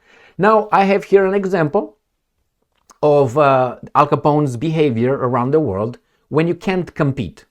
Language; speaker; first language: English; non-native, fluent; Romanian